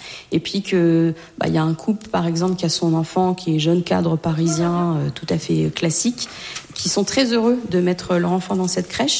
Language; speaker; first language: French; native; French